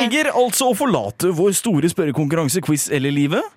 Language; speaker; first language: Norwegian; native; Norwegian